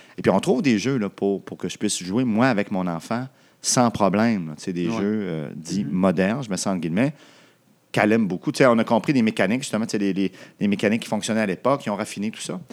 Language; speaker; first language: French; native; French